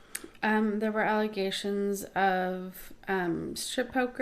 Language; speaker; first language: English; native; English